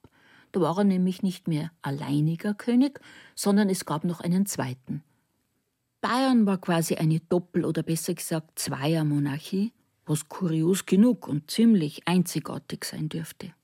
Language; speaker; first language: German; native; German